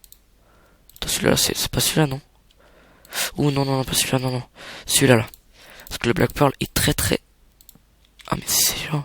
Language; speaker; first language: French; native; French